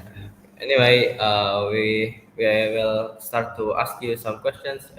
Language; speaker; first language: English; non-native, fluent; Indonesian